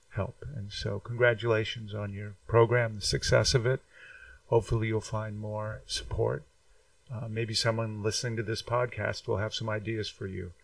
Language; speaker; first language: English; early bilingual, other home language; Spanish